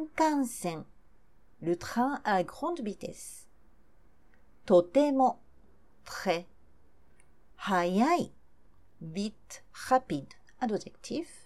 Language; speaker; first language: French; non-native, fluent; Japanese